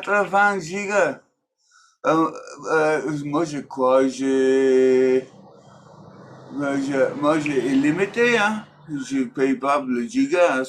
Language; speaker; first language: French; non-native, learner; English